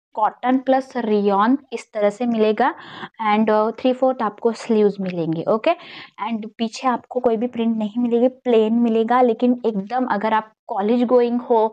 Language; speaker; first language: Hindi; non-native, local second language; Marathi